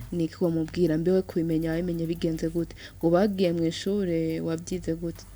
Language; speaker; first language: Rundi; native; Rundi